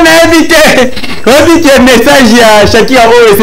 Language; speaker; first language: French; non-native, local second language; Lingala